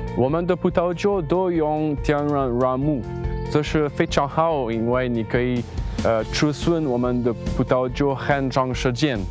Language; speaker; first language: Chinese; non-native, learner; French